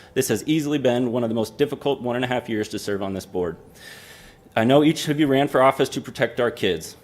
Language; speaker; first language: English; native; English